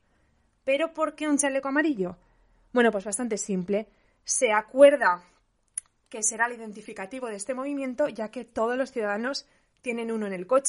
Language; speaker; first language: Spanish; native; Spanish